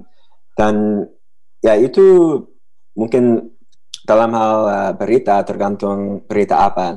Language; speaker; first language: Indonesian; non-native, fluent; English